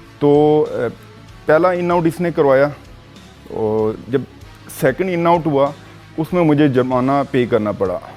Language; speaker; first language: Urdu; non-native, local second language; Punjabi